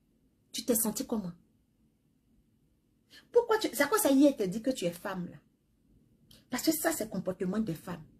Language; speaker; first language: French; non-native, local second language; Baoulé